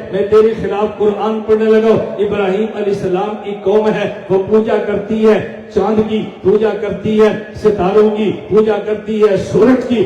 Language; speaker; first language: Urdu; non-native, local second language; Punjabi